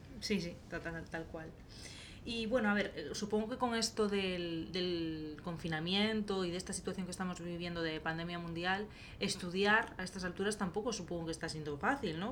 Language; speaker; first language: Spanish; native; Spanish